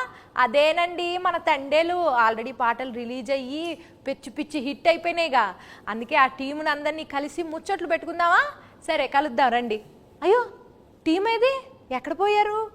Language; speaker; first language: Telugu; native; Telugu